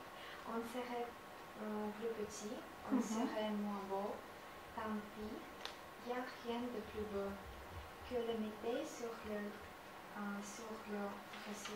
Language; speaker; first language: French; non-native, learner; Russian